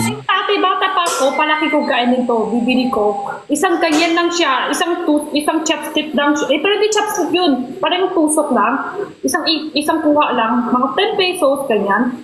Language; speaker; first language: Filipino; non-native, learner; Korean